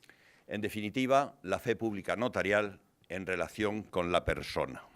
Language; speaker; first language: Spanish; native; Spanish